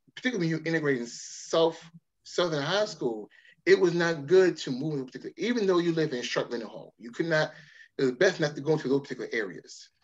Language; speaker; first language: English; native; English